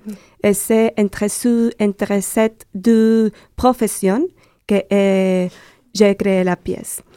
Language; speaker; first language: French; non-native, learner; Spanish